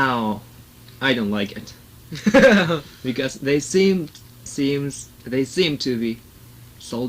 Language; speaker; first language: English; non-native, learner; Japanese